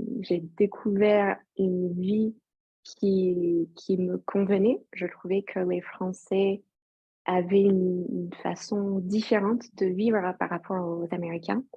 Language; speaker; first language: French; non-native, fluent; English